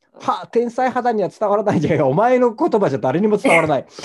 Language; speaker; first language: Japanese; native; Japanese